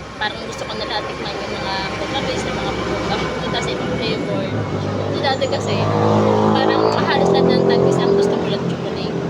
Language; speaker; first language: Filipino; non-native, local second language; Cebuano